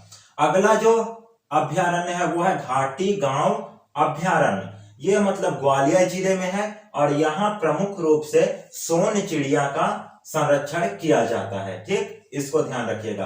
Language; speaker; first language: Hindi; native; Hindi